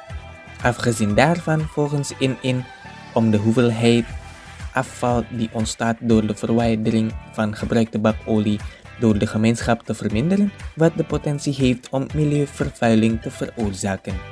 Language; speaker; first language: Dutch; non-native, fluent; Indonesian